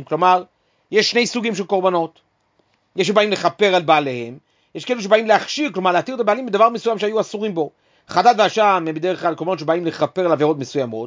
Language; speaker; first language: Hebrew; native; Hebrew